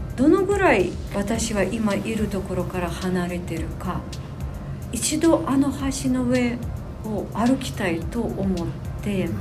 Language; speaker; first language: Japanese; non-native, fluent; Ukrainian